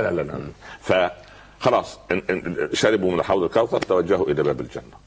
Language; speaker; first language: Arabic; native; Arabic